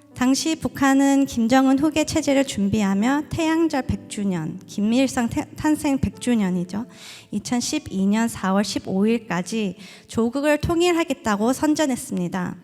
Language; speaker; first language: Korean; early bilingual, heritage; Korean